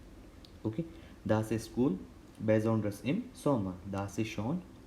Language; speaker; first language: German; non-native, learner; Hindi